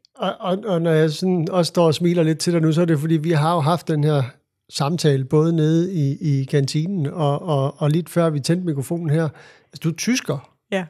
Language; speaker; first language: Danish; native; Danish